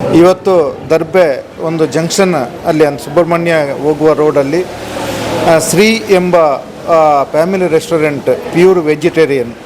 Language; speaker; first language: Kannada; native; Kannada